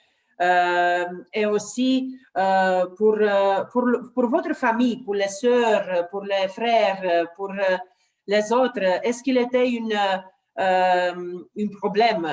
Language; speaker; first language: French; non-native, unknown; Romanian